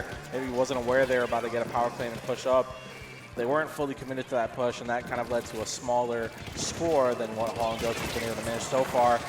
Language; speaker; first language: English; native; English